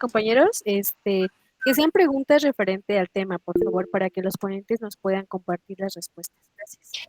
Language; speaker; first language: Spanish; native; Spanish